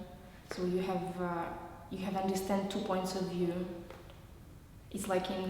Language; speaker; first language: English; non-native, fluent; Russian